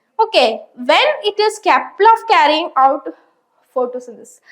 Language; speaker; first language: English; non-native, local second language; Malayalam